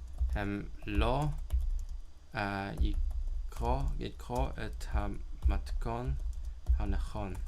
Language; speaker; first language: Hebrew; non-native, learner; Cantonese